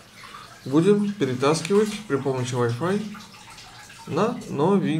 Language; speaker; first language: Russian; native; Russian